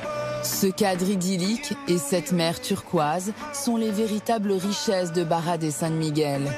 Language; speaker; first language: French; native; French